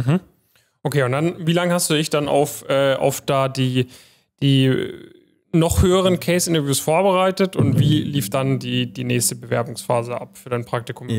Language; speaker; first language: German; native; German